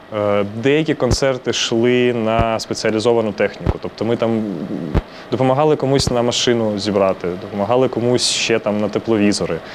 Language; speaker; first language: Ukrainian; non-native, local second language; Russian